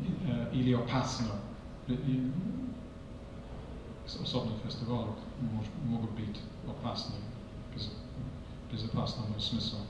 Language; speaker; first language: Russian; non-native, fluent; English